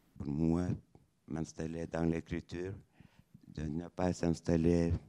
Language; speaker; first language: French; non-native, fluent; Lithuanian